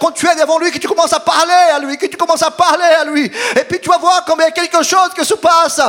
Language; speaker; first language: French; non-native, fluent; Portuguese